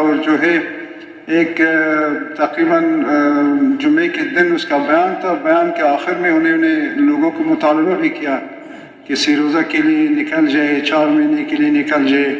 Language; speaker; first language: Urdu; non-native, local second language; Pashto